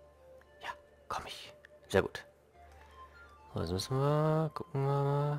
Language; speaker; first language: German; native; German